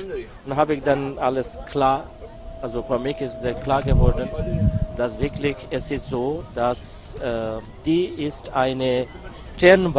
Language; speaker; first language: German; non-native, learner; Bangla